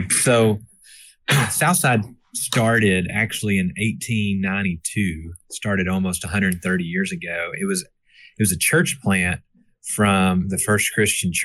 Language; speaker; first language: English; native; English